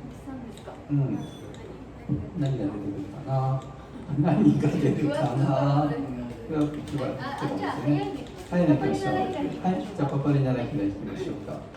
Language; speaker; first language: Japanese; native; Japanese